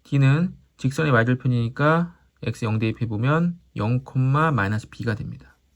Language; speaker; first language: Korean; native; Korean